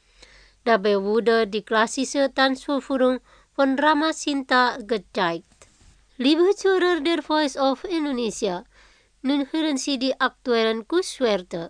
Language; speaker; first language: German; non-native, fluent; Indonesian